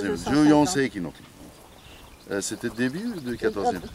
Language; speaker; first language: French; non-native, fluent; Japanese